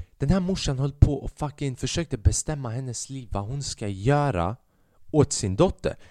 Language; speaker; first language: Swedish; early bilingual, other home language; Albanian